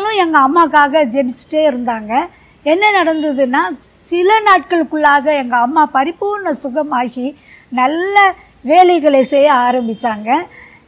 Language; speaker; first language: Tamil; non-native, local second language; Urdu